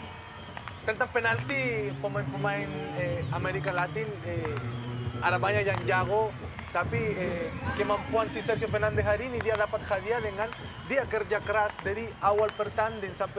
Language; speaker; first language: Indonesian; non-native, fluent; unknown